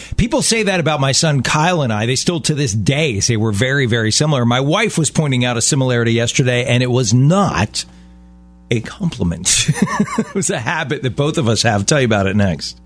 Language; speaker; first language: English; native; English